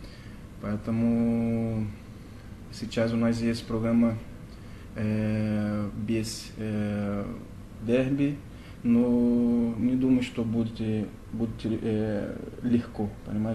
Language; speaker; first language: Russian; non-native, learner; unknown